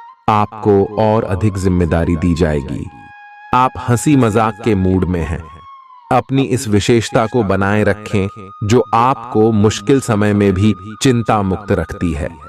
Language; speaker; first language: Hindi; native; Hindi